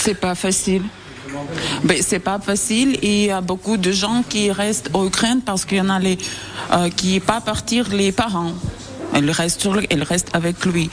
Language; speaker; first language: French; non-native, learner; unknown